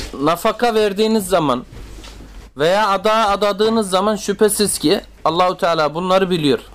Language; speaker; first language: Turkish; native; Turkish